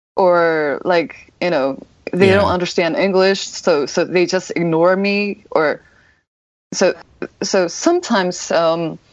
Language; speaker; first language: English; non-native, fluent; Japanese